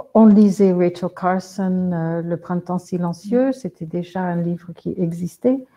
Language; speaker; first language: French; non-native, fluent; English